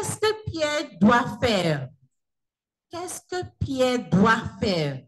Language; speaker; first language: French; non-native, fluent; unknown